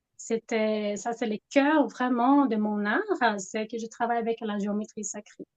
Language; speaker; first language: French; non-native, fluent; Portuguese